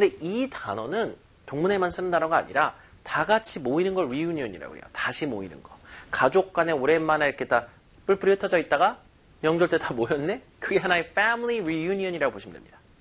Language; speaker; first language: Korean; native; Korean